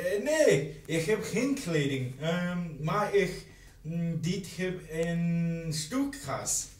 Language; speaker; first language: Dutch; non-native, learner; English